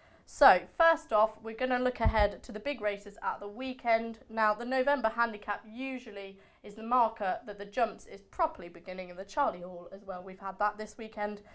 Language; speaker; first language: English; native; English